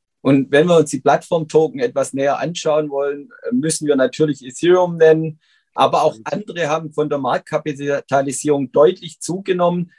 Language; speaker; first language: German; native; German